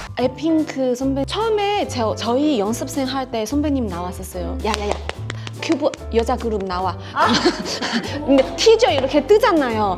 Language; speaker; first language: Korean; non-native, fluent; Chinese